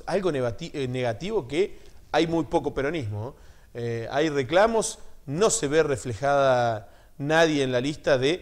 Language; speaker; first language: Spanish; native; Spanish